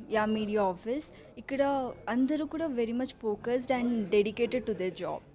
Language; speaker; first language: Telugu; native; Telugu